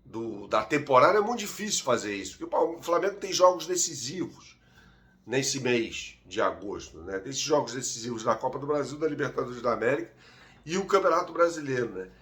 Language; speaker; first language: Portuguese; native; Portuguese